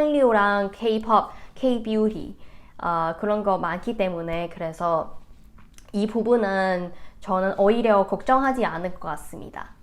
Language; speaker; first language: Korean; non-native, fluent; Cantonese